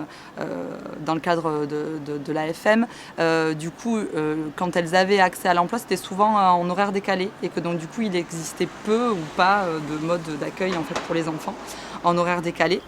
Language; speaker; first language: French; native; French